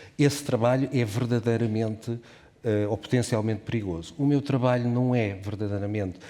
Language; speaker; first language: Portuguese; native; Portuguese